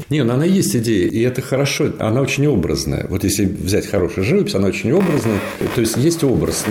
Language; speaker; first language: Russian; native; Russian